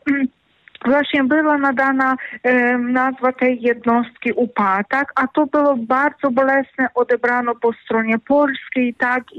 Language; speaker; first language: Polish; non-native, fluent; Ukrainian